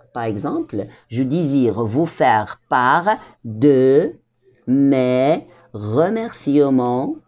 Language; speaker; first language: French; non-native, local second language; Arabic